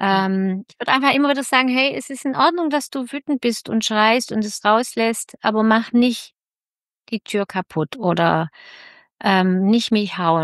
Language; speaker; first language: German; native; German